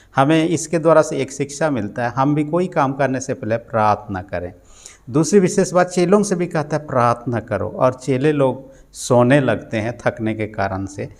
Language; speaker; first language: Hindi; non-native, local second language; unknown